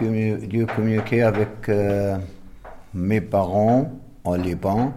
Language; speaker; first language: French; non-native, learner; Arabic